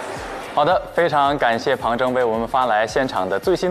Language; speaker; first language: Chinese; native; Chinese